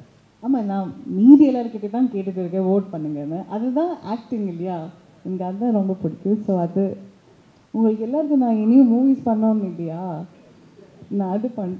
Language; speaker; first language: Tamil; early bilingual, heritage; Tamil